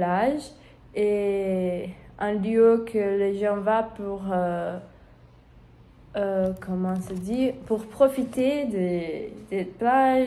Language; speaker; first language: French; non-native, learner; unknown